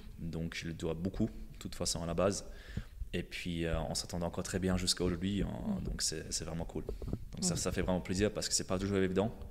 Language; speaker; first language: French; non-native, fluent; German